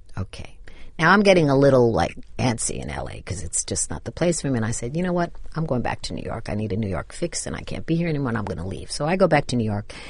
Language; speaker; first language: English; native; English